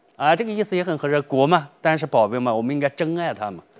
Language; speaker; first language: Chinese; native; Chinese